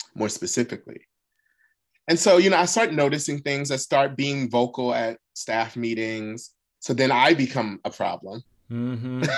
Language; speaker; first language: English; early bilingual, other home language; Arabic